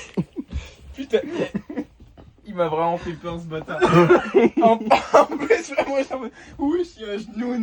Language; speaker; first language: French; native; French